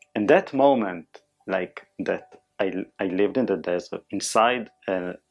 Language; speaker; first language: English; non-native, fluent; Hebrew